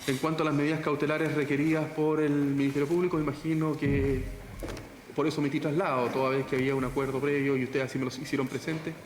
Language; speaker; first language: Spanish; native; Spanish